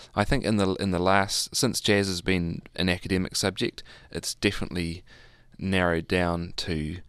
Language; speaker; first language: English; native; English